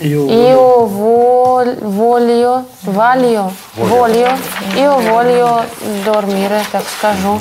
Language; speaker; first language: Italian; non-native, learner; Russian